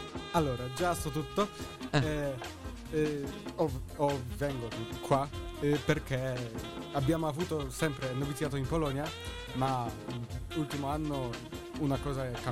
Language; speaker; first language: Italian; non-native, learner; Polish